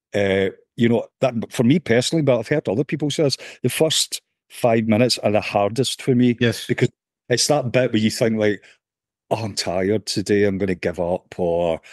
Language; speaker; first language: English; native; English